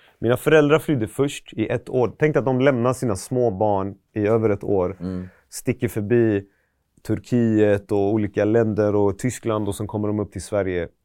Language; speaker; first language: Swedish; early bilingual, other home language; Persian